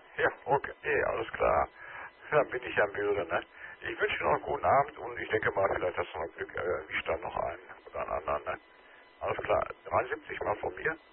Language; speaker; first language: German; native; German